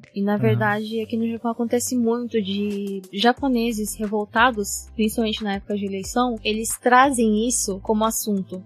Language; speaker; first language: Portuguese; early bilingual, heritage; Japanese